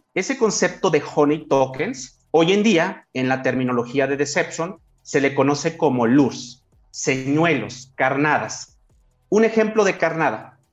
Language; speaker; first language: Spanish; native; Spanish